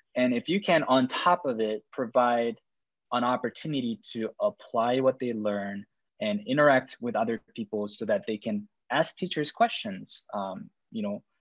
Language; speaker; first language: English; non-native, fluent; Korean